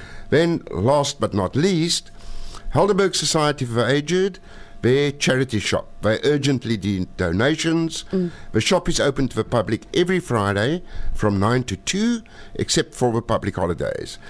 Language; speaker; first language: English; non-native, local second language; Afrikaans